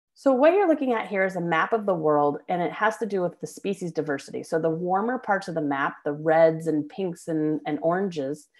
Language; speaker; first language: English; native; English